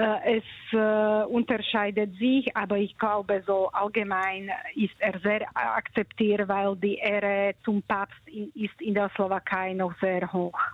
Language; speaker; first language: German; non-native, fluent; Slovak